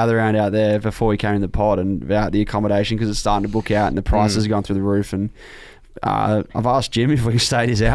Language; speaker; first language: English; native; English